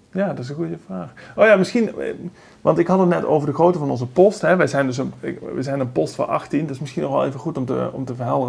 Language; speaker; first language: Dutch; native; Dutch